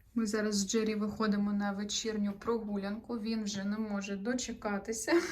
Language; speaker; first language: Ukrainian; non-native, local second language; Russian